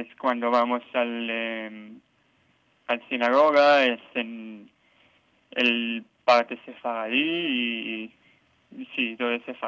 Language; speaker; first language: Spanish; non-native, learner; Hebrew